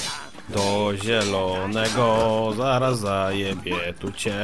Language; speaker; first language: Polish; native; Polish